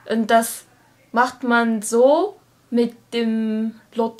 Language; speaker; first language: German; non-native, learner; Japanese